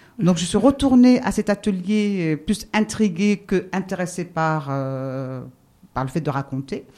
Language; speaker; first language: French; non-native, local second language; Arabic